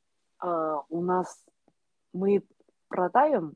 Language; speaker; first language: Russian; non-native, learner; Korean